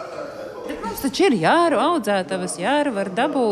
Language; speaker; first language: Latvian; native; Latvian